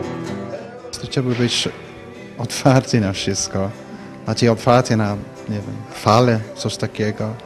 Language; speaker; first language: Polish; non-native, fluent; English